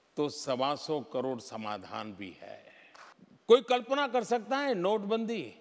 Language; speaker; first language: Hindi; non-native, local second language; Gujarati